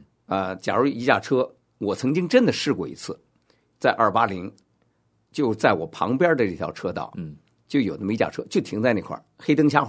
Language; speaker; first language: Chinese; native; Chinese